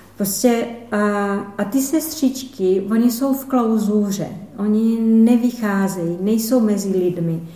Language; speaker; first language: Czech; non-native, fluent; Portuguese